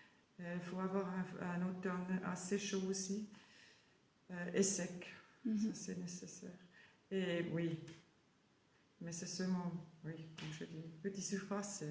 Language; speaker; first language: French; non-native, learner; German